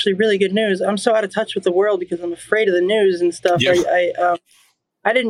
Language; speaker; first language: English; native; English